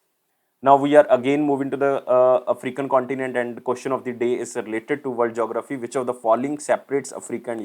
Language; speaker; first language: English; non-native, local second language; Hindi